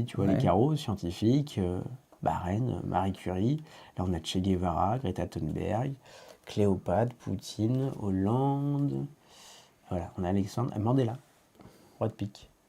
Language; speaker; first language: French; native; French